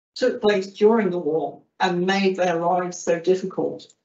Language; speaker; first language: English; native; English